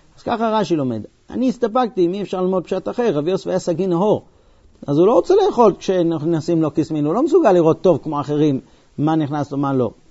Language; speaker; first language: Hebrew; non-native, fluent; English